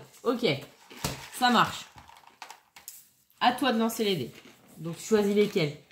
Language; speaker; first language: French; native; French